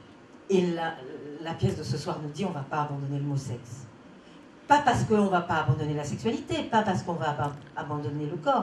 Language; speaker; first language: French; native; French